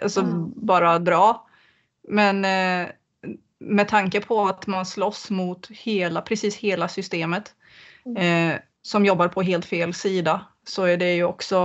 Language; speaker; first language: Swedish; native; Swedish